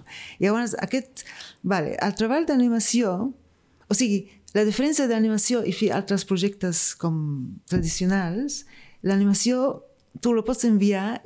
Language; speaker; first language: Catalan; non-native, fluent; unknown